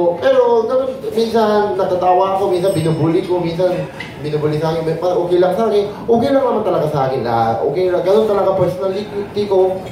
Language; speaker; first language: Filipino; non-native, fluent; Korean